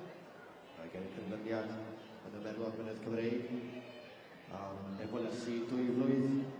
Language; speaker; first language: Welsh; native; Welsh